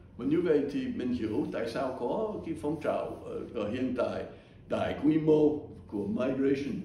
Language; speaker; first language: Vietnamese; non-native, fluent; English